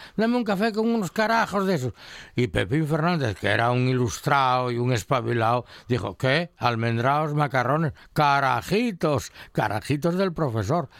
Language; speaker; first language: Spanish; native; Spanish